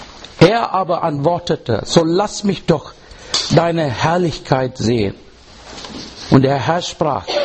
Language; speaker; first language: German; non-native, learner; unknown